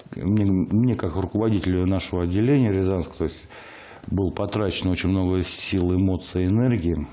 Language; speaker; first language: Russian; native; Russian